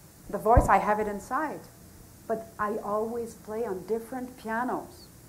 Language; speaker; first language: English; non-native, fluent; French